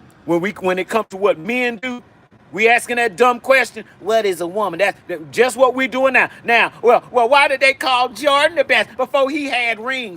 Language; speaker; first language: English; native; English